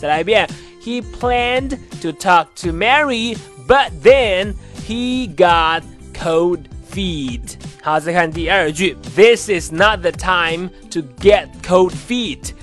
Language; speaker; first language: English; non-native, fluent; Chinese